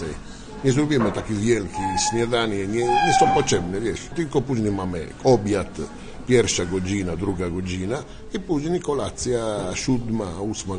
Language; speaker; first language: Polish; non-native, learner; Italian